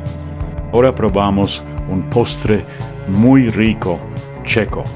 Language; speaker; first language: Spanish; non-native, fluent; Czech